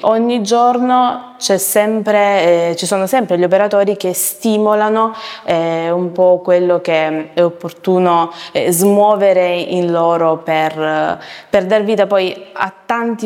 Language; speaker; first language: Italian; native; Italian